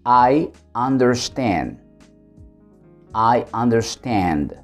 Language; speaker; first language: English; non-native, fluent; Spanish